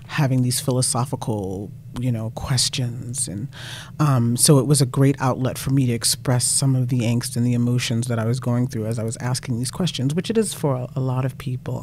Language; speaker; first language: English; native; English